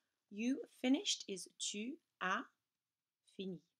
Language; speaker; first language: English; native; English